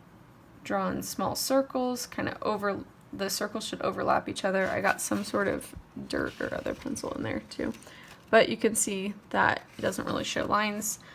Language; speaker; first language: English; native; English